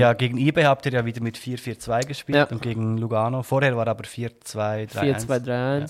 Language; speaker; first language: German; native; German